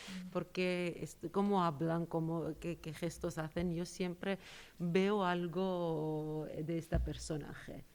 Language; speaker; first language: Spanish; non-native, fluent; Georgian